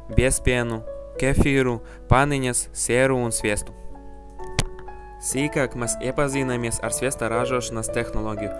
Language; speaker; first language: Latvian; non-native, local second language; Russian